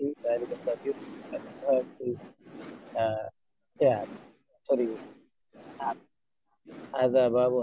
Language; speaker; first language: Arabic; non-native, learner; Bangla